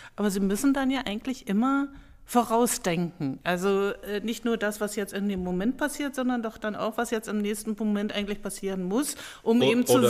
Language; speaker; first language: German; native; German